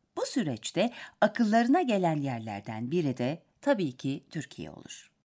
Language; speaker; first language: Turkish; native; Turkish